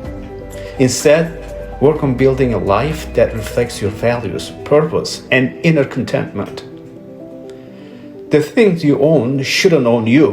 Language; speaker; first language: English; non-native, fluent; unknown